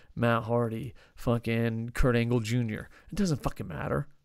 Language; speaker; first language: English; native; English